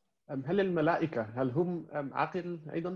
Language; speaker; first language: Arabic; non-native, learner; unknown